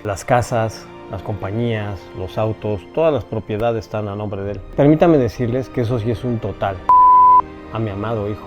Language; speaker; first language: Spanish; native; Spanish